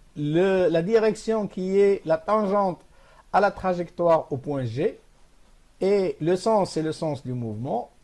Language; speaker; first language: French; non-native, local second language; Arabic